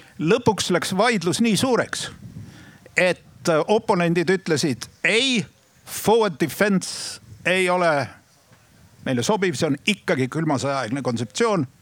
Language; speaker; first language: Estonian; native; Estonian